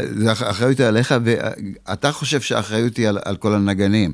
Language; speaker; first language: Hebrew; early bilingual, other home language; Polish